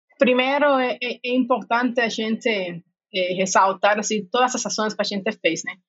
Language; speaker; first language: Portuguese; non-native, fluent; Spanish